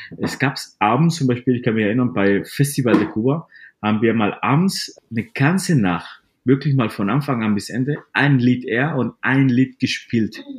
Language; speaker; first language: German; non-native, fluent; Spanish